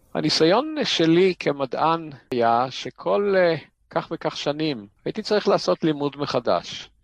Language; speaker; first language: Hebrew; native; Hebrew